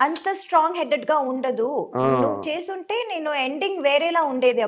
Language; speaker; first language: Telugu; non-native, fluent; Tamil